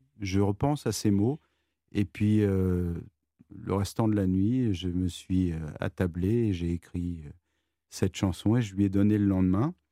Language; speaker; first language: French; native; French